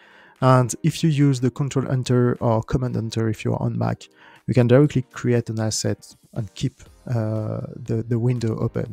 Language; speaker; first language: English; non-native, fluent; French